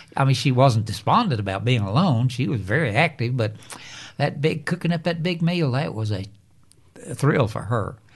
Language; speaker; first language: English; native; English